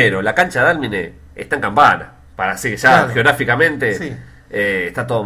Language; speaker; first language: Spanish; native; Spanish